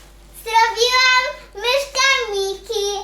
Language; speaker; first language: Polish; early bilingual, other home language; Russian